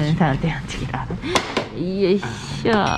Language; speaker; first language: Japanese; native; Japanese